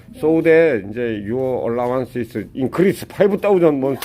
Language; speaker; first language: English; non-native, learner; Korean